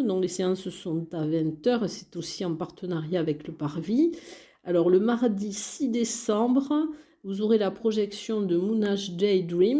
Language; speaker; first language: French; native; French